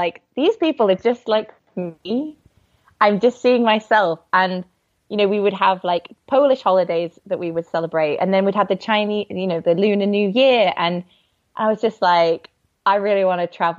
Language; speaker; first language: English; native; English